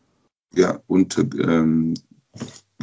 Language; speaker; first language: German; non-native, learner; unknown